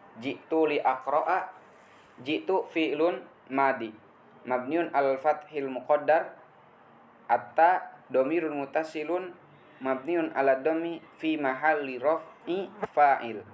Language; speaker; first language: Arabic; non-native, fluent; Indonesian